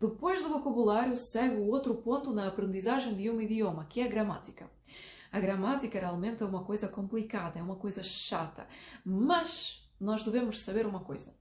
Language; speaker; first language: Portuguese; non-native, fluent; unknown